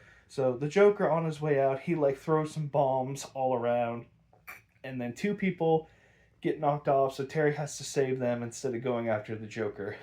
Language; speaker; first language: English; native; English